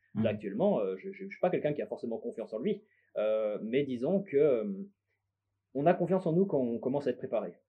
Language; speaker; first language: French; native; French